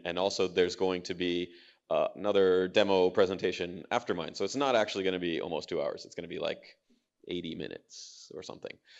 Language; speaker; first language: English; native; English